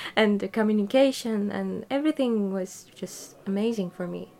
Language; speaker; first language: English; non-native, fluent; Persian